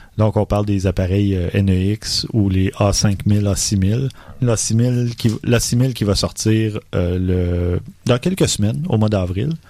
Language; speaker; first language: French; native; French